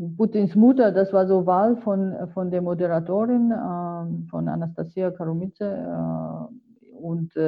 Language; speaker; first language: German; non-native, fluent; Georgian